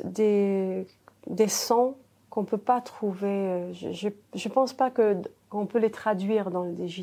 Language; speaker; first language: French; non-native, local second language; Arabic